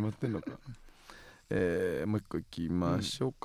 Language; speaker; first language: Japanese; native; Japanese